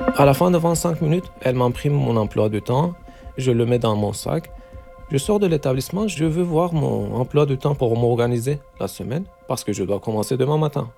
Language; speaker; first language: French; non-native, learner; Turkish